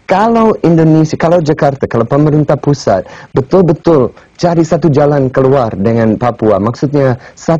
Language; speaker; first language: Indonesian; non-native, fluent; English